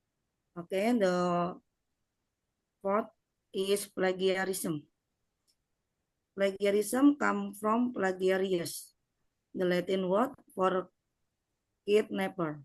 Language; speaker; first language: English; non-native, learner; Indonesian